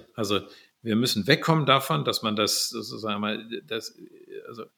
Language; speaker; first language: German; native; German